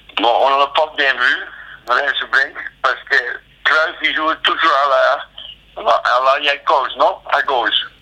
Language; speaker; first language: French; non-native, learner; Dutch